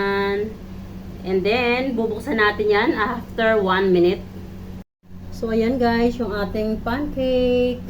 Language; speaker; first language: Filipino; native; Filipino